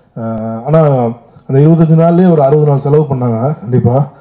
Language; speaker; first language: Tamil; native; Tamil